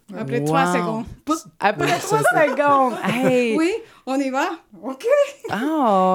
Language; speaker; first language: French; non-native, fluent; Spanish